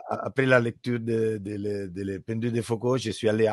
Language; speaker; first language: French; non-native, learner; Italian